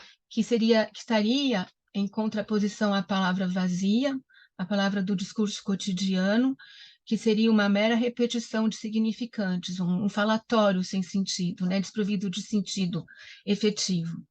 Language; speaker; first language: Portuguese; non-native, fluent; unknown